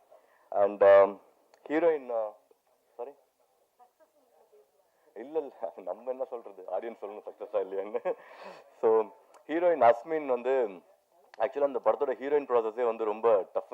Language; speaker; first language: Tamil; native; Tamil